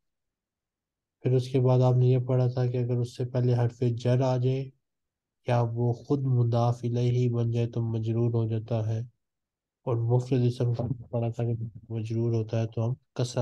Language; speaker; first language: Urdu; native; Urdu